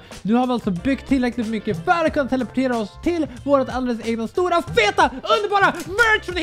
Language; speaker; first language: Swedish; native; Swedish